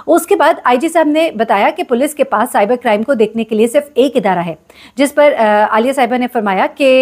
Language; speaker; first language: Urdu; native; Urdu